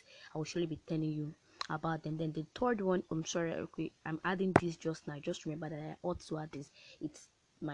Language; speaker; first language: English; non-native, local second language; Yoruba